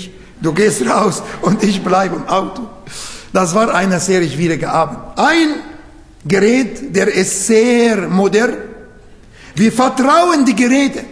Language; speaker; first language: German; non-native, fluent; Arabic